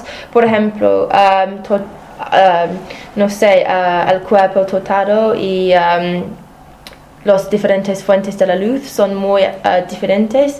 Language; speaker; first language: Spanish; non-native, fluent; English